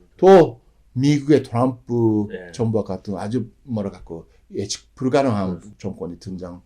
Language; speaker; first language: Korean; non-native, fluent; Japanese